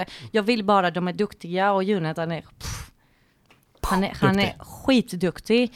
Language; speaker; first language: Swedish; non-native, fluent; Greek